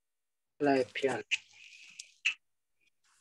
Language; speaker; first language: English; non-native, learner; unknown